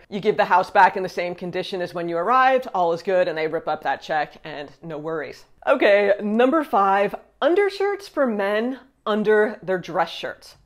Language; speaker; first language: English; native; English